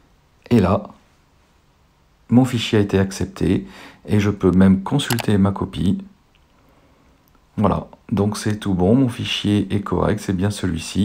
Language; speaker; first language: French; native; French